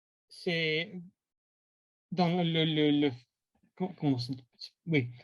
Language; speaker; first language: French; non-native, learner; English